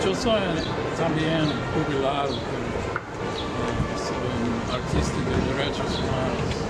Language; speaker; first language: Spanish; non-native, learner; English